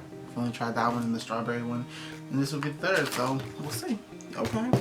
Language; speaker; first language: English; native; English